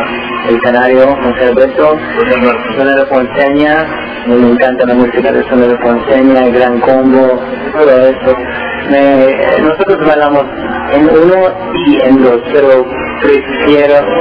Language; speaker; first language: Spanish; early bilingual, heritage; Spanish